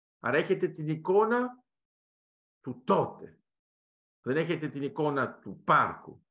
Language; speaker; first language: Greek; early bilingual, heritage; Greek